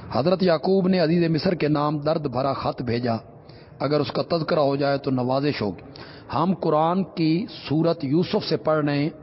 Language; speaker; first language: Urdu; non-native, local second language; Punjabi